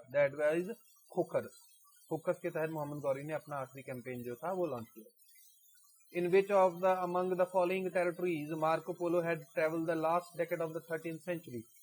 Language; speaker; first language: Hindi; non-native, local second language; Punjabi